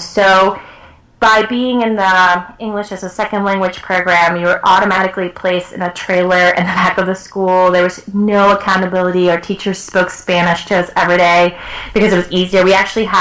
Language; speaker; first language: English; early bilingual, other home language; Spanish